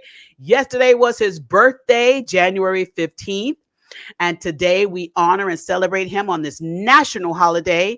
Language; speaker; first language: English; native; English